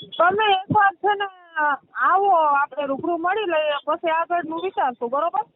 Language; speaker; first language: Gujarati; native; Gujarati